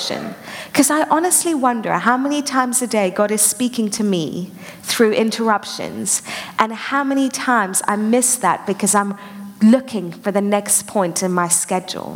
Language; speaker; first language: English; native; English